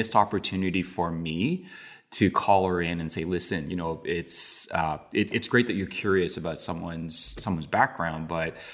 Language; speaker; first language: English; native; English